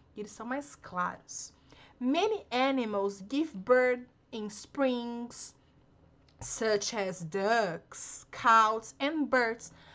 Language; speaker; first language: English; non-native, fluent; Portuguese